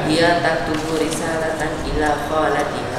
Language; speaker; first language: Arabic; non-native, learner; Indonesian